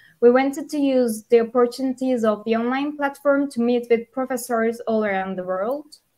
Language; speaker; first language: English; non-native, fluent; Turkish